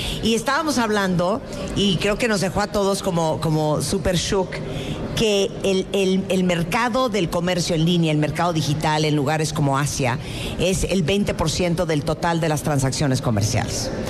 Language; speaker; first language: Spanish; native; Spanish